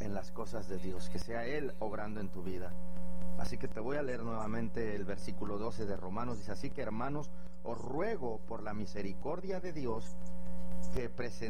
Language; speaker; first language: Spanish; native; Spanish